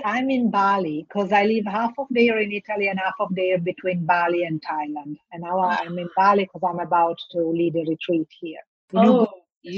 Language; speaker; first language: English; non-native, fluent; Italian